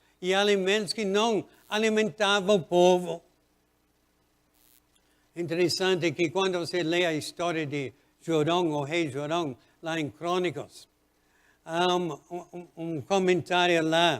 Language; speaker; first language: Portuguese; non-native, fluent; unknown